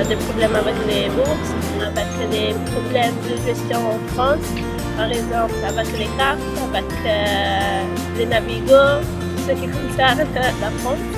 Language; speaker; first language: French; non-native, learner; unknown